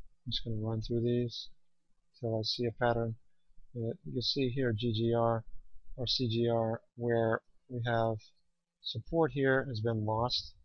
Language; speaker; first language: English; native; English